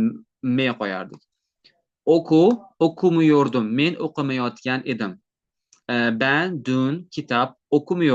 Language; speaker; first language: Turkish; non-native, fluent; Uzbek